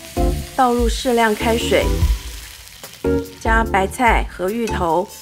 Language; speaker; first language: Chinese; native; Chinese